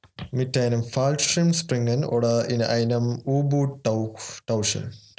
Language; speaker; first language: German; non-native, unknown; Malayalam